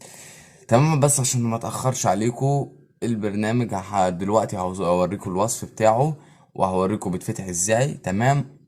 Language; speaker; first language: Arabic; native; Arabic